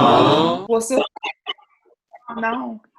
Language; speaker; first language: French; early bilingual, other home language; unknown